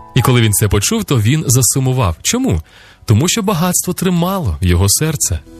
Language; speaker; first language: Ukrainian; native; Ukrainian